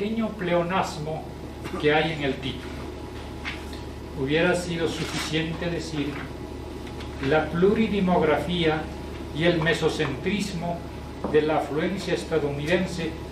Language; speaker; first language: Spanish; native; Spanish